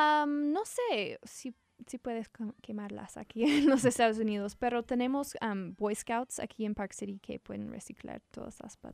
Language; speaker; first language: Spanish; non-native, learner; English